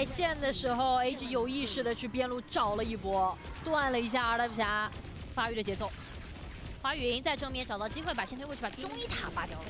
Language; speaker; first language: Chinese; native; Chinese